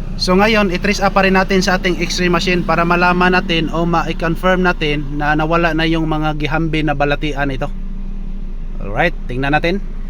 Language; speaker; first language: Filipino; non-native, local second language; Cebuano